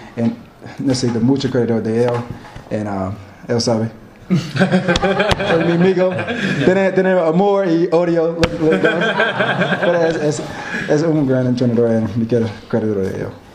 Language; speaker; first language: Spanish; non-native, learner; English